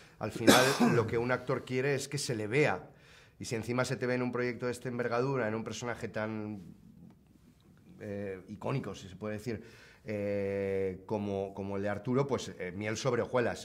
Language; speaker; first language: Spanish; native; Spanish